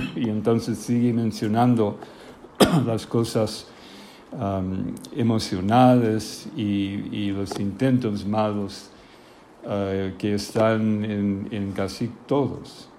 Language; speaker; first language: Spanish; non-native, fluent; English